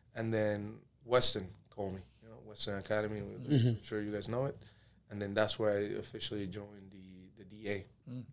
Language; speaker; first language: English; early bilingual, other home language; Spanish